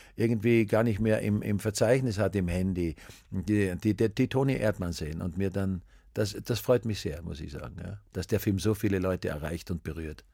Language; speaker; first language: German; native; German